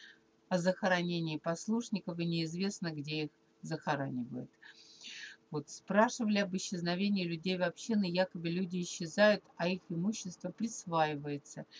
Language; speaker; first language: Russian; native; Russian